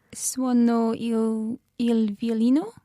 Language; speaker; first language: Italian; non-native, learner; English